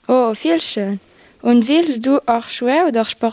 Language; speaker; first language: German; non-native, learner; French